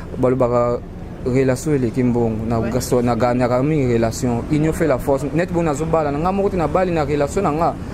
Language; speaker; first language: Lingala; non-native, local second language; Kongo